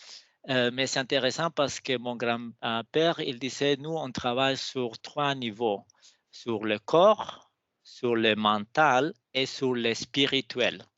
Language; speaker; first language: French; non-native, fluent; Spanish